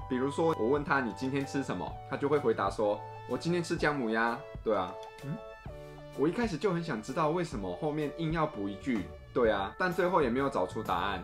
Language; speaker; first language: Chinese; non-native, fluent; Korean